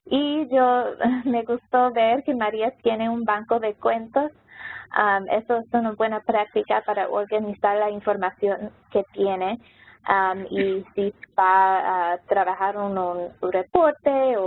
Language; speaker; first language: Spanish; non-native, local second language; English